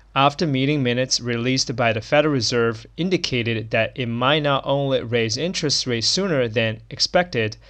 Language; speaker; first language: English; non-native, fluent; Chinese